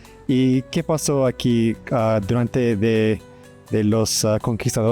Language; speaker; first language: Spanish; non-native, fluent; English